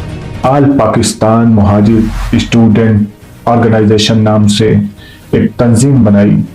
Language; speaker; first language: Urdu; native; Urdu